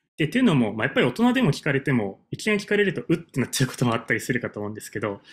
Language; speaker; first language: Japanese; native; Japanese